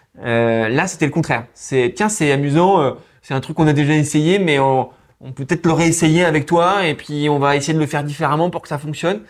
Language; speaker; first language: French; native; French